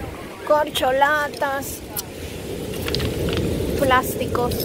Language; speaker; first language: Spanish; native; Spanish